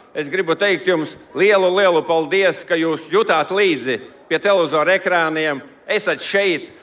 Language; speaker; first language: Latvian; native; Latvian